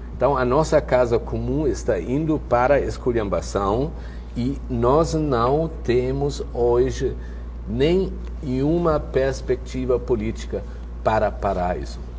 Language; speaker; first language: Portuguese; non-native, fluent; German